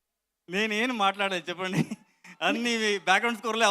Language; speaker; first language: Telugu; non-native, learner; Kannada